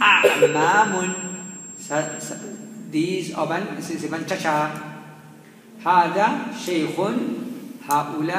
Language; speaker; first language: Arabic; non-native, fluent; French